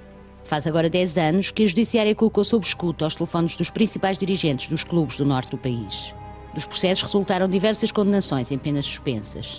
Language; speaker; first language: Portuguese; native; Portuguese